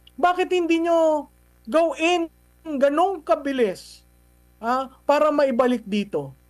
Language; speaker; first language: Filipino; native; Filipino